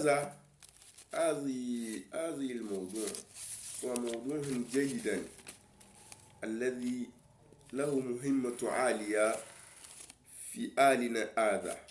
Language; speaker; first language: Arabic; non-native, learner; Yoruba